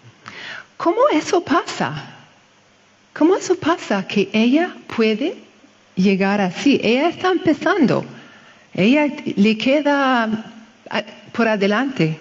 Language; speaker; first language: Spanish; non-native, fluent; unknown